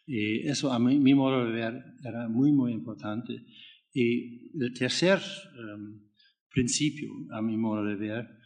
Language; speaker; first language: Spanish; non-native, learner; German